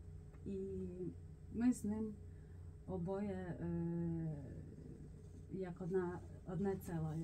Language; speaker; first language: Polish; non-native, learner; Ukrainian